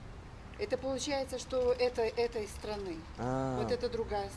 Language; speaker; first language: Russian; native; Russian